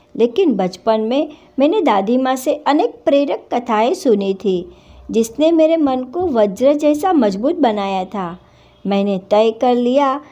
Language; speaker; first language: Hindi; non-native, local second language; Gujarati